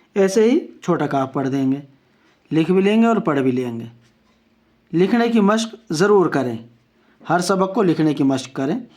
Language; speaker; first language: Urdu; native; Urdu